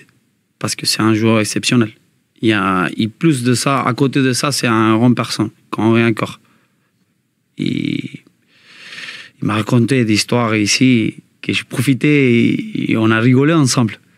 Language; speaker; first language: French; non-native, learner; Spanish